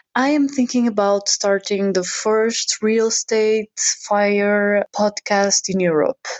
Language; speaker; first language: English; non-native, fluent; Portuguese